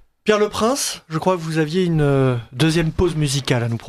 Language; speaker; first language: French; native; French